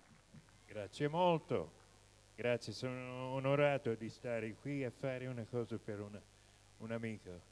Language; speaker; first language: Italian; non-native, fluent; English